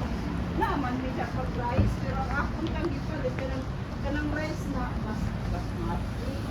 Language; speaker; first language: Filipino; non-native, local second language; Cebuano